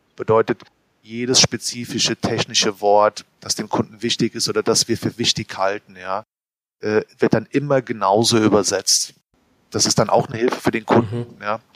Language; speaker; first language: German; native; German